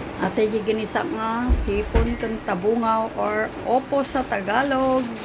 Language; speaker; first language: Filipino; non-native, local second language; Iloko